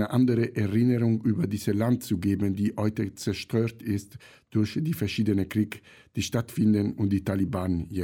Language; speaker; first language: German; non-native, fluent; Italian